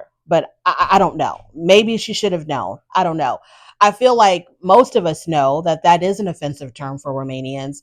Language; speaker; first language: English; native; English